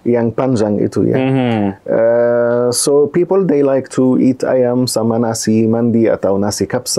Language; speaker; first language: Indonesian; non-native, fluent; Arabic